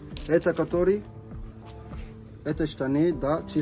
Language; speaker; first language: Russian; non-native, learner; Arabic